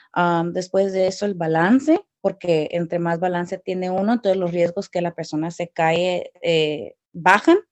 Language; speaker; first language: Spanish; early bilingual, heritage; Spanish